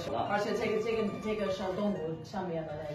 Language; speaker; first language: Chinese; non-native, fluent; English